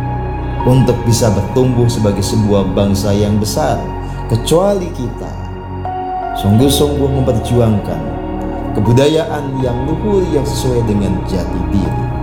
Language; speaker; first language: Indonesian; native; Indonesian